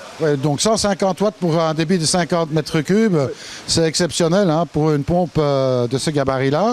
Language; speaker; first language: French; native; French